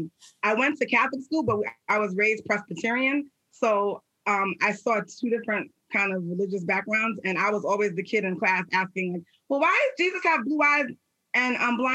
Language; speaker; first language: English; native; English